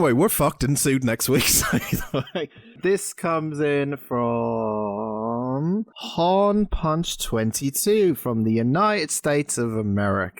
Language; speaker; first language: English; native; English